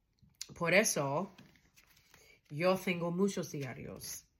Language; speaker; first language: Spanish; non-native, learner; English